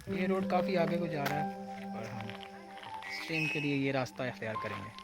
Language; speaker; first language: Urdu; non-native, local second language; Punjabi